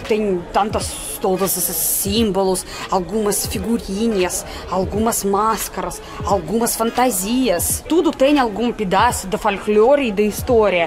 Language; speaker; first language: Portuguese; non-native, fluent; Russian